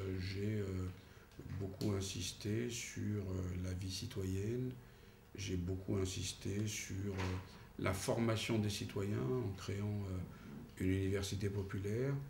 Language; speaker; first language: French; early bilingual, other home language; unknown